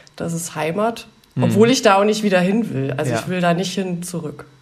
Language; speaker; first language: German; native; German